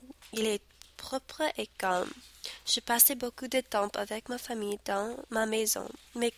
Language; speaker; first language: French; non-native, learner; English